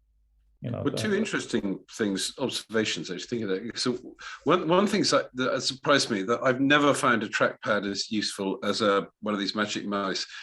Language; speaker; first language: English; native; English